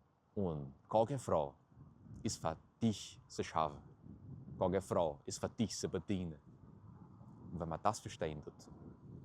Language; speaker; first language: German; early bilingual, heritage; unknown